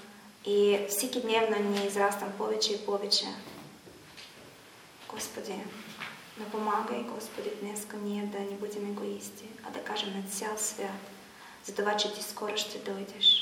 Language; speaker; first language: Bulgarian; non-native, fluent; Russian